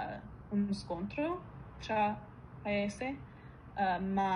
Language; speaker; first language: Italian; non-native, learner; English